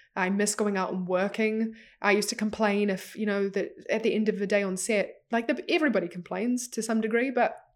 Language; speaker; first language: English; native; English